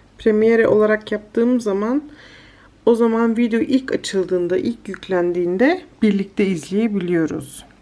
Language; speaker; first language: Turkish; early bilingual, heritage; Turkish